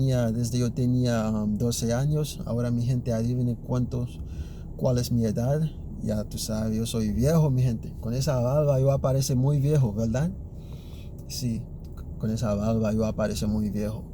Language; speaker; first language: Spanish; early bilingual, other home language; Haitian Creole